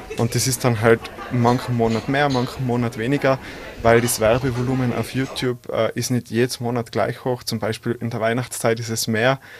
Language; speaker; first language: German; native; German